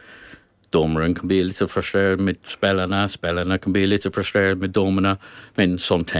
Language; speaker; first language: Swedish; non-native, fluent; English